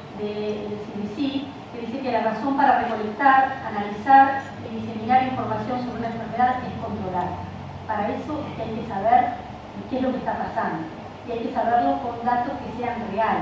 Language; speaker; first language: Spanish; native; Spanish